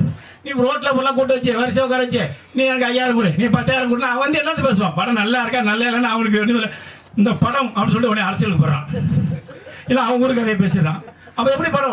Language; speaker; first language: Tamil; native; Tamil